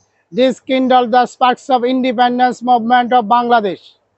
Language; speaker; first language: English; non-native, local second language; Bangla